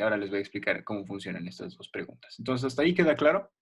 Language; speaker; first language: Spanish; native; Spanish